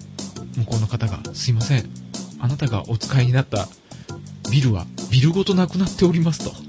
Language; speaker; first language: Japanese; native; Japanese